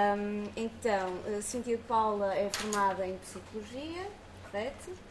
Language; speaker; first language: Portuguese; native; Portuguese